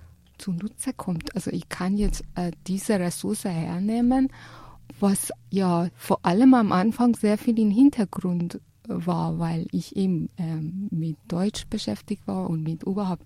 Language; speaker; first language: German; non-native, fluent; Persian